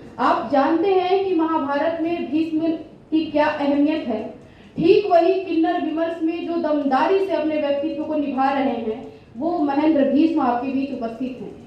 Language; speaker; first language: Hindi; native; Hindi